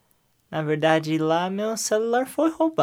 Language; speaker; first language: Portuguese; non-native, learner; English